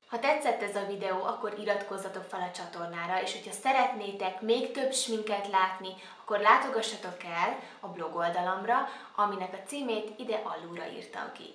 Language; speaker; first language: Hungarian; native; Hungarian